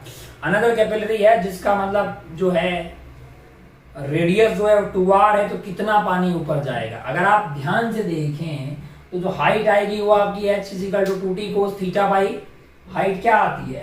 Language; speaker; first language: Hindi; native; Hindi